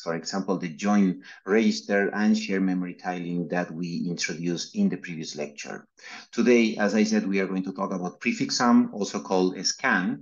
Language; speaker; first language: English; non-native, fluent; Spanish